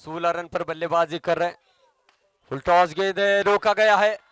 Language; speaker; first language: Hindi; non-native, local second language; Marathi